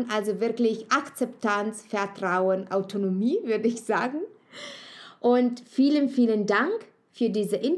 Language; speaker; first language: German; non-native, fluent; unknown